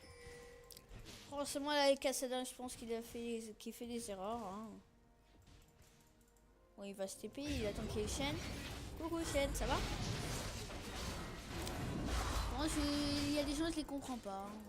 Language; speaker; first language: French; native; French